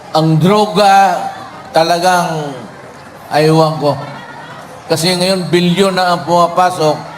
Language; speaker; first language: Filipino; non-native, local second language; Cebuano